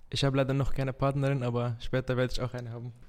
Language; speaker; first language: German; non-native, fluent; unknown